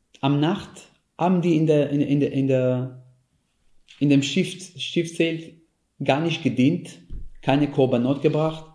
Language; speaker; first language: German; non-native, fluent; Hebrew